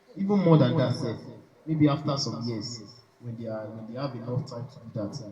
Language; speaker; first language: English; non-native, local second language; Yoruba